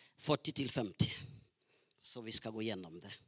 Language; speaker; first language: Norwegian; non-native, fluent; Rundi